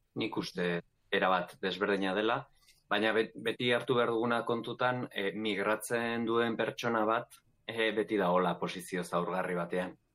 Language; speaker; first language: Basque; native; Basque